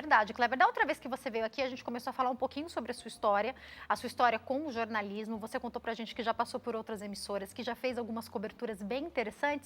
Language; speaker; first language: Portuguese; native; Portuguese